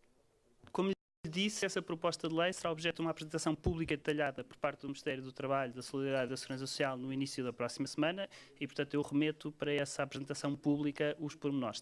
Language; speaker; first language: Portuguese; native; Portuguese